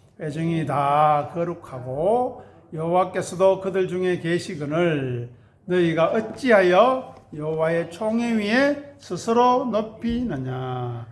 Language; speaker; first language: Korean; native; Korean